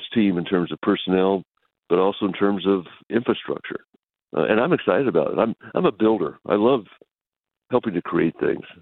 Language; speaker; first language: English; native; English